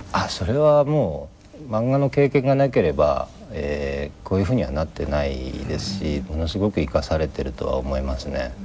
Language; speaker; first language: Japanese; native; Japanese